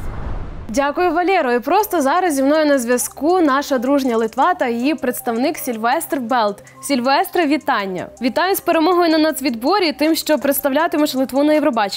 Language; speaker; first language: Ukrainian; native; Ukrainian